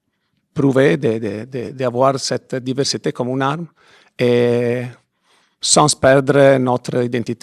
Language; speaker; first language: French; non-native, fluent; Italian